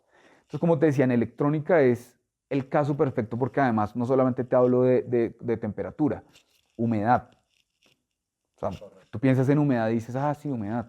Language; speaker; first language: Spanish; native; Spanish